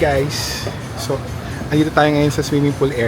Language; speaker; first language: Filipino; native; Filipino